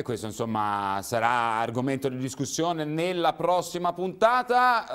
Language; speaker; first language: Italian; native; Italian